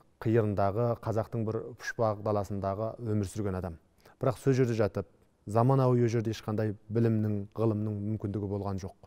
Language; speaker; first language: Kazakh; native; Kazakh